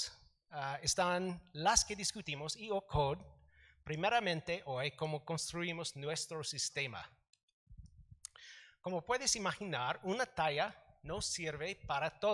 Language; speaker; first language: Spanish; non-native, learner; English